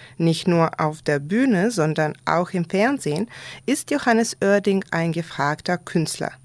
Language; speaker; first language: German; non-native, fluent; Serbian